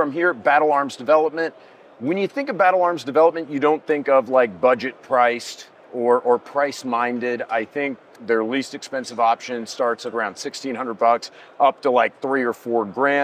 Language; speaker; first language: English; native; English